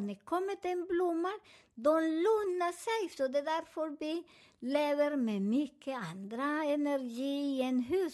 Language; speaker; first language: Swedish; non-native, learner; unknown